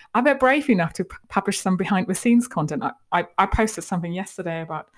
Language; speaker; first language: English; non-native, fluent; German